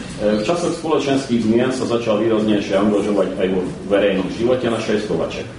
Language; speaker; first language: Slovak; early bilingual, heritage; Slovak